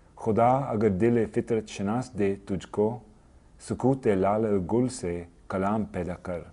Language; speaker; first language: Urdu; non-native, fluent; English